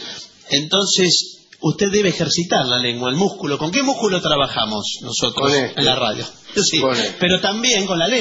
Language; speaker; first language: Spanish; native; Spanish